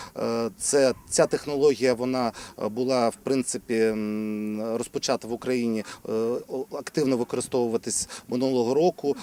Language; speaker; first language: Ukrainian; native; Ukrainian